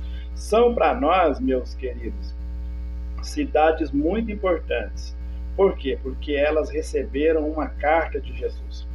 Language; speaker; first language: Portuguese; native; Portuguese